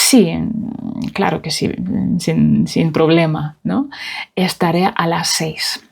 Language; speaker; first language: Spanish; non-native, fluent; Russian